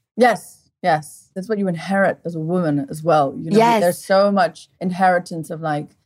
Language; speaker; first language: English; early bilingual, other home language; Portuguese